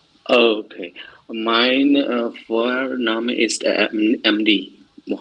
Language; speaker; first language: German; non-native, learner; Bangla